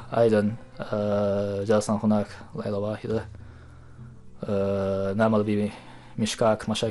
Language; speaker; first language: Arabic; non-native, learner; Japanese